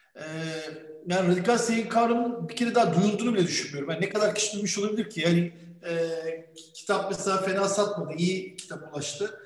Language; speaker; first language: Turkish; native; Turkish